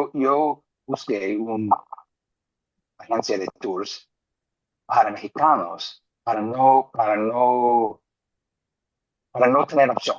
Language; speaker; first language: Spanish; non-native, fluent; English